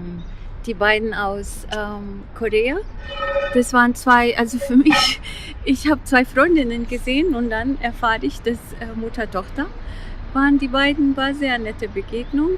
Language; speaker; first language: German; non-native, fluent; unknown